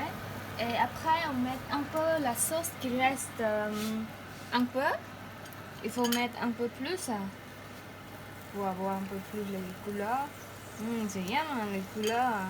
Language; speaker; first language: French; non-native, learner; Khmer